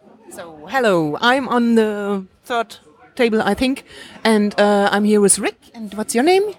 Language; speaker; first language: English; non-native, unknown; German